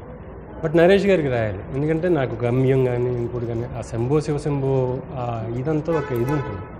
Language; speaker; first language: Telugu; native; Telugu